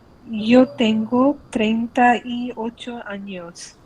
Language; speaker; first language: Spanish; non-native, learner; Bangla